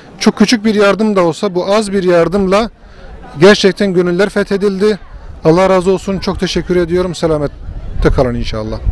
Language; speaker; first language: Turkish; native; Turkish